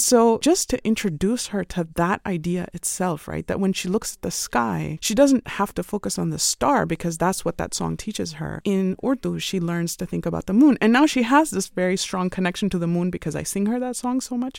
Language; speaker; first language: English; non-native, local second language; Urdu